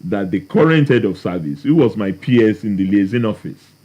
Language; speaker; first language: English; non-native, local second language; Yoruba